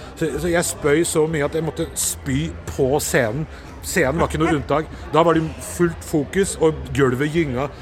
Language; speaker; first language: Norwegian; early bilingual, other home language; Urdu